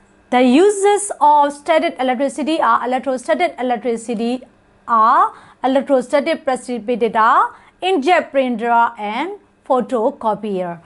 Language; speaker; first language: English; non-native, fluent; Burmese